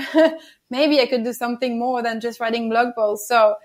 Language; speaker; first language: English; non-native, fluent; French